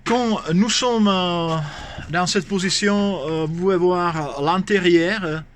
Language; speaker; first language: French; non-native, fluent; Czech